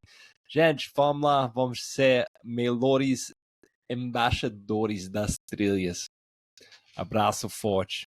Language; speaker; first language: Portuguese; non-native, fluent; English